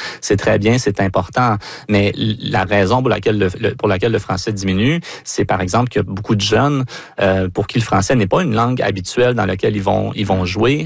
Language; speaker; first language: French; native; French